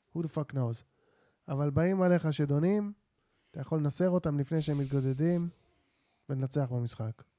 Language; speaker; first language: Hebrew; native; Hebrew